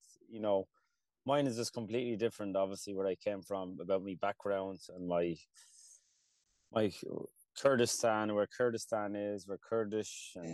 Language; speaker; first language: English; early bilingual, other home language; Kurdish